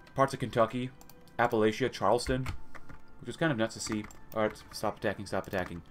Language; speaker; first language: English; native; English